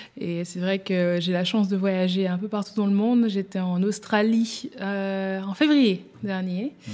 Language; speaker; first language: French; native; French